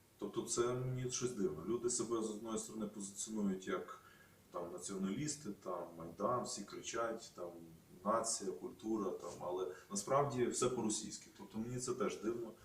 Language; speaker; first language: Ukrainian; native; Ukrainian